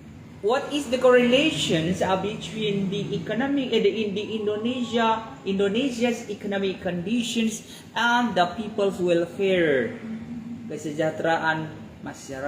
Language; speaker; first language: English; non-native, fluent; Indonesian